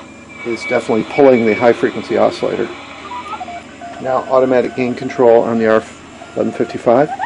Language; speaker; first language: English; native; English